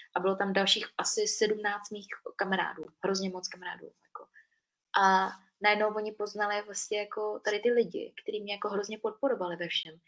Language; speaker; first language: Czech; early bilingual, other home language; Vietnamese